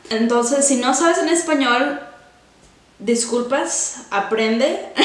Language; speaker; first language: Spanish; early bilingual, heritage; Spanish